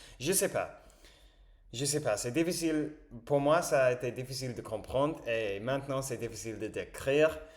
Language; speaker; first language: French; non-native, learner; English